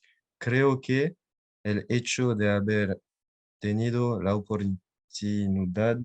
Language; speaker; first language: Spanish; non-native, learner; French